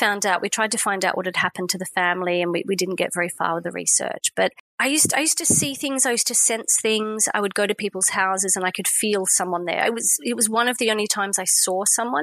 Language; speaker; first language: English; native; English